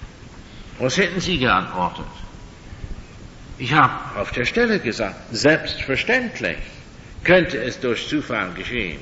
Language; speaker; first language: German; non-native, fluent; English